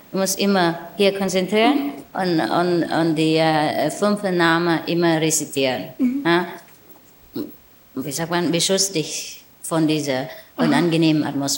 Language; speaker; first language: German; non-native, learner; Vietnamese